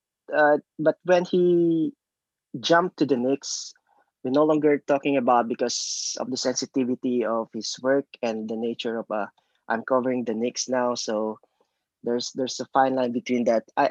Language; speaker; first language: English; non-native, local second language; Filipino